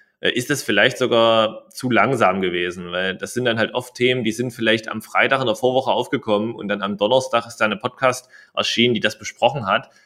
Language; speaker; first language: German; native; German